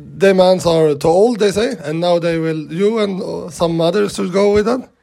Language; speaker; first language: English; non-native, learner; Swedish